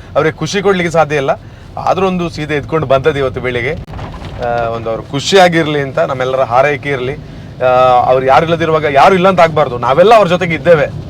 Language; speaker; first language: Kannada; native; Kannada